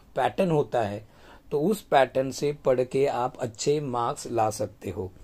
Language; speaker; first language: Hindi; non-native, local second language; Marathi